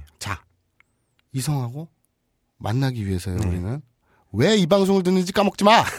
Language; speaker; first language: Korean; native; Korean